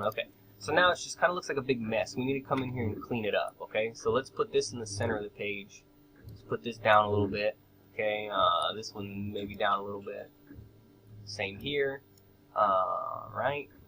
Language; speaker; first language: English; native; English